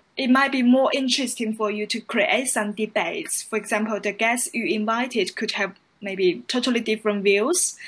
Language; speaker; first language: English; non-native, fluent; Chinese